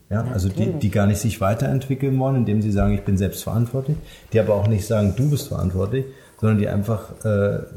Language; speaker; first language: German; native; German